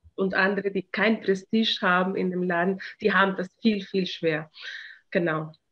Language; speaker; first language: German; non-native, fluent; Spanish